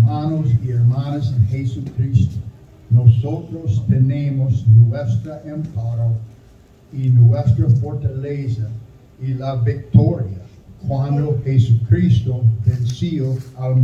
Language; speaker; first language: Spanish; non-native, learner; German